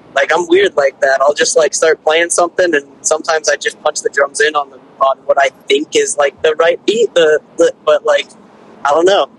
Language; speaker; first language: English; native; English